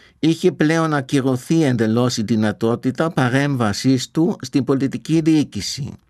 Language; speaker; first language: Greek; non-native, fluent; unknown